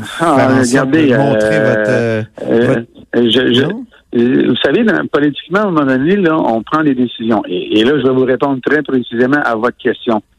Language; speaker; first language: French; native; French